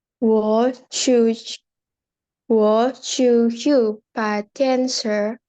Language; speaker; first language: Chinese; non-native, learner; Indonesian